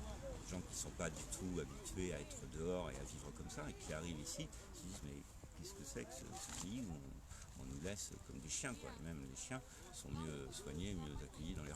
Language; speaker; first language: French; native; French